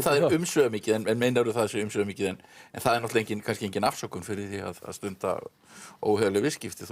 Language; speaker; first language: Icelandic; native; Icelandic